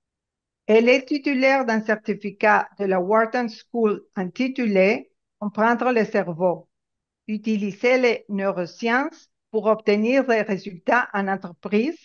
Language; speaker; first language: French; non-native, fluent; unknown